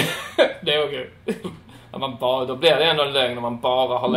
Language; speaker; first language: Swedish; native; Swedish